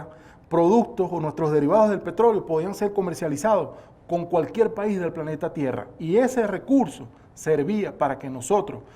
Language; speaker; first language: Spanish; native; Spanish